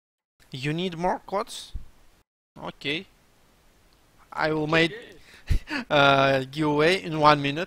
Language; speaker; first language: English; non-native, learner; Russian